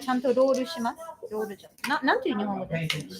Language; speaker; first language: Japanese; non-native, learner; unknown